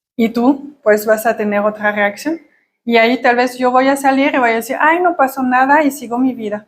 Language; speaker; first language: Spanish; non-native, fluent; French